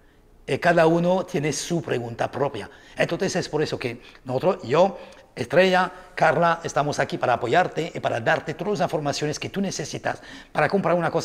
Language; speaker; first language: Spanish; non-native, learner; French